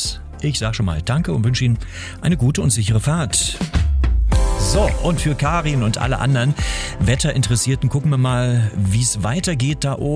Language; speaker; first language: German; native; German